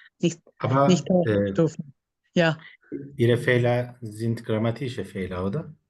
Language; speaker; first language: German; non-native, fluent; Turkish